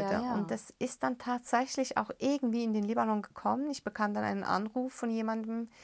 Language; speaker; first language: German; early bilingual, other home language; Arabic